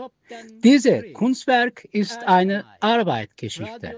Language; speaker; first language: German; non-native, learner; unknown